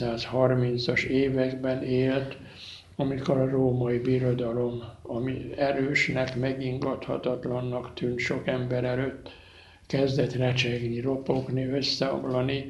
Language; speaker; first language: Hungarian; native; Hungarian